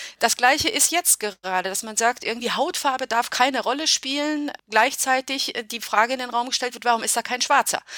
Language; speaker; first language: German; early bilingual, other home language; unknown